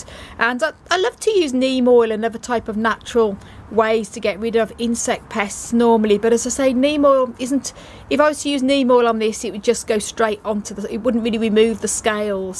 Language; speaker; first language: English; native; English